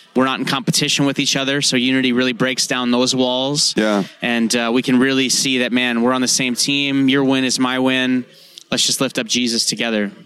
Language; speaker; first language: English; native; English